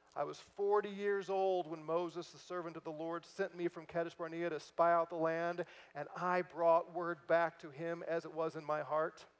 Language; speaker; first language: English; native; English